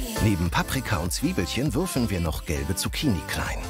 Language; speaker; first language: German; native; German